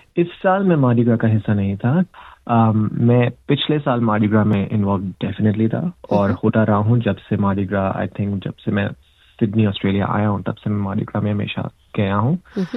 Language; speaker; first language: Urdu; native; Urdu